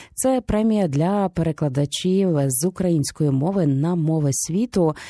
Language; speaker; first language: Ukrainian; native; Ukrainian